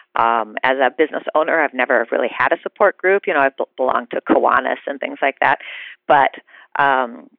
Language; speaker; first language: English; native; English